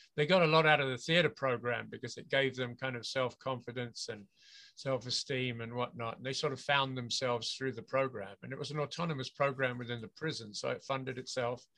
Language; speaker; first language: English; native; English